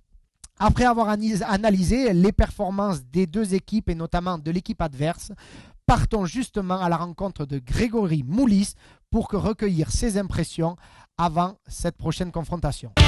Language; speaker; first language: French; native; French